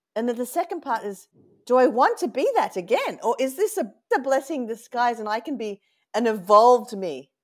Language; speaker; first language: English; native; English